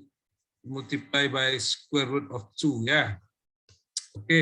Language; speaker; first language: English; non-native, fluent; Indonesian